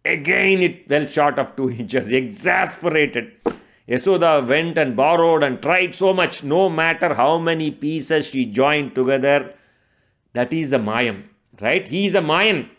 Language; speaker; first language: English; non-native, local second language; Tamil